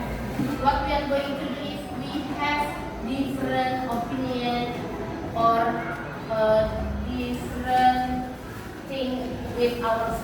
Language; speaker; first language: English; non-native, learner; Indonesian